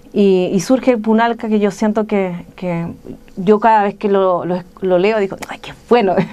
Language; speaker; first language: Spanish; native; Spanish